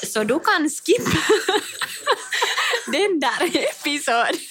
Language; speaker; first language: Swedish; non-native, learner; Finnish